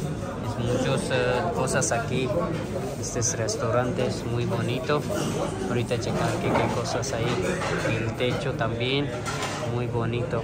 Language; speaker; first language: Spanish; non-native, learner; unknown